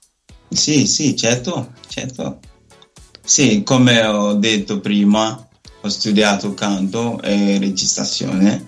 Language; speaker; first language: Italian; non-native, learner; Nigerian Pidgin